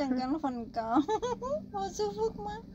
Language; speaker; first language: Cantonese; non-native, learner; Indonesian